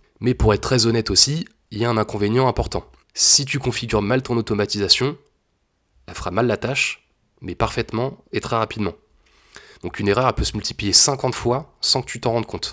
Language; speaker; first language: French; native; French